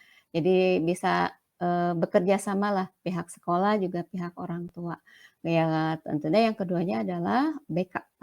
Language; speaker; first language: Indonesian; non-native, local second language; Sundanese